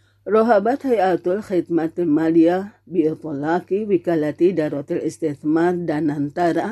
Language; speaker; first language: Arabic; non-native, fluent; Indonesian